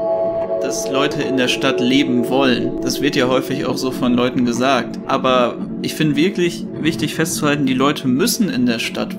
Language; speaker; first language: German; native; German